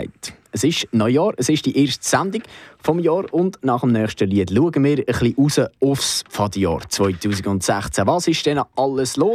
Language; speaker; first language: German; native; German